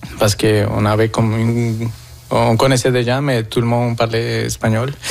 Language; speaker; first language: French; non-native, fluent; Spanish